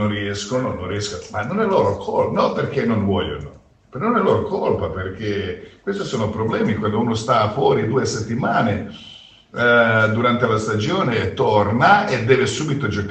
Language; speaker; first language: Italian; non-native, fluent; Croatian